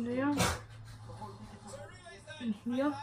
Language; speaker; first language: English; native; English